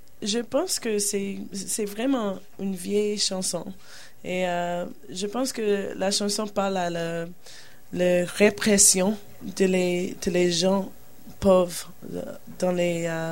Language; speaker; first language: French; non-native, learner; English